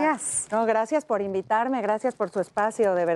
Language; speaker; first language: Spanish; native; Spanish